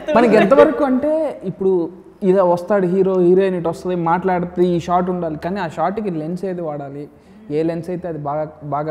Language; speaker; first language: Telugu; native; Telugu